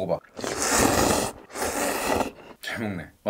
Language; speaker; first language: Korean; native; Korean